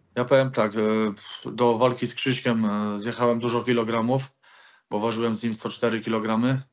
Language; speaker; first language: Polish; native; Polish